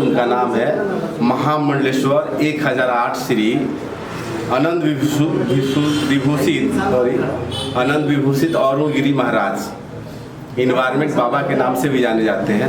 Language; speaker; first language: Hindi; native; Hindi